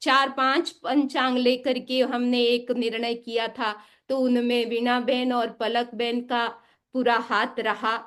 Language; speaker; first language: Hindi; native; Hindi